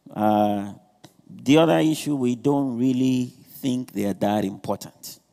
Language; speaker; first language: English; non-native, local second language; Yoruba